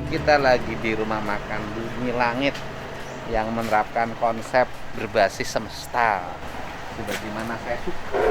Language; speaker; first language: Indonesian; non-native, local second language; Sundanese